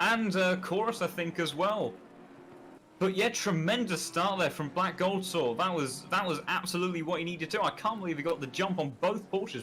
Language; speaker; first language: English; native; English